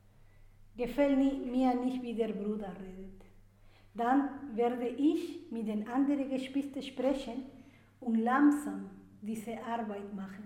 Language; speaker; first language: German; non-native, fluent; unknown